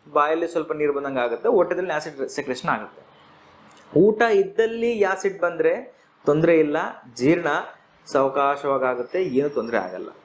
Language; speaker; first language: Kannada; native; Kannada